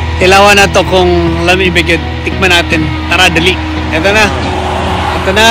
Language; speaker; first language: Filipino; non-native, local second language; Cebuano